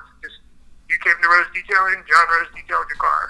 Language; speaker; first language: English; native; English